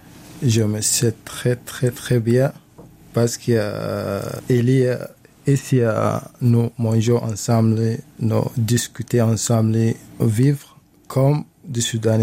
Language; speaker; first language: French; non-native, learner; Arabic